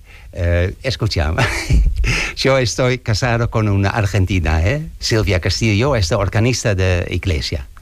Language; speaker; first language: Spanish; non-native, learner; Dutch